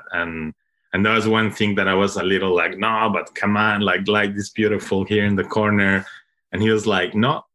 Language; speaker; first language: English; non-native, fluent; Spanish